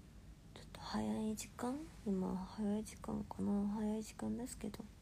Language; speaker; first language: Japanese; non-native, fluent; Korean